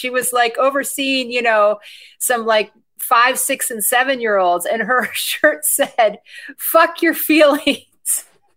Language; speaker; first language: English; native; English